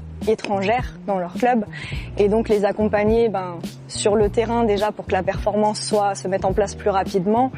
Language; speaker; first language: French; native; French